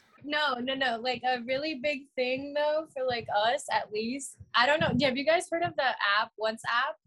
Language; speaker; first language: English; early bilingual, other home language; Spanish